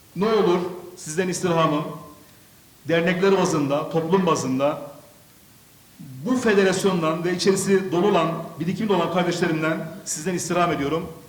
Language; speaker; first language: Turkish; early bilingual, other home language; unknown